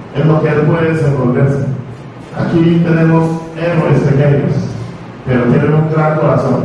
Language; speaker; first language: Spanish; native; Spanish